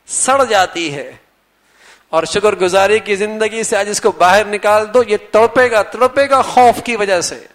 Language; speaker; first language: Urdu; native; Urdu